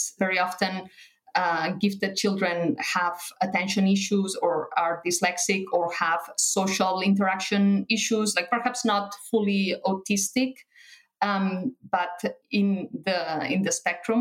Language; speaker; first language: English; non-native, fluent; Catalan